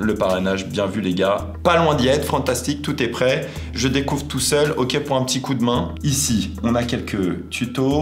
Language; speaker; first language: French; native; French